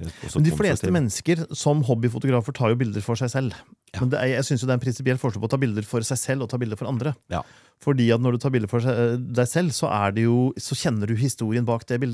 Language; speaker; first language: Norwegian; native; Norwegian